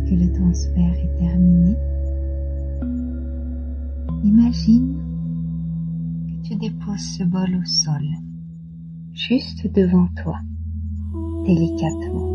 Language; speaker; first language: French; native; French